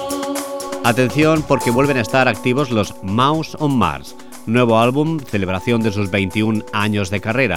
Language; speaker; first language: Spanish; native; Spanish